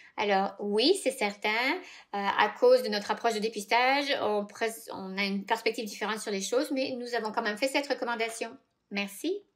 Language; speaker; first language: French; native; French